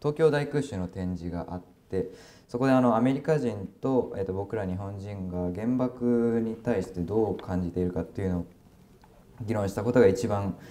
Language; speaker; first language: Japanese; native; Japanese